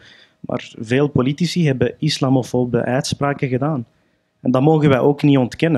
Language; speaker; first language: Dutch; early bilingual, other home language; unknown